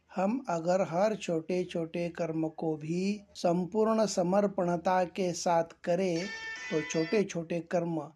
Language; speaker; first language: Hindi; non-native, local second language; Marathi